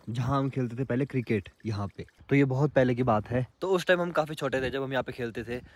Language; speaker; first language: Hindi; native; Hindi